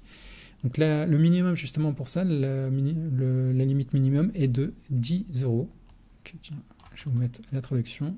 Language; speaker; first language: French; native; French